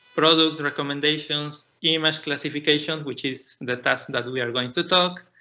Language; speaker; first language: English; non-native, fluent; Spanish